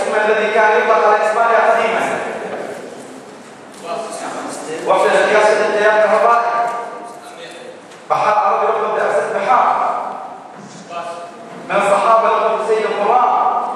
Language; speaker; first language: Arabic; native; Arabic